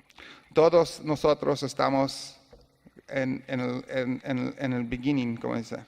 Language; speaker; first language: Spanish; non-native, learner; English